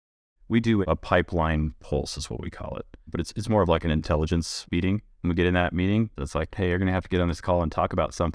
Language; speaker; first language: English; native; English